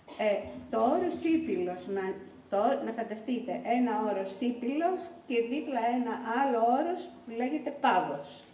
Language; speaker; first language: Greek; native; Greek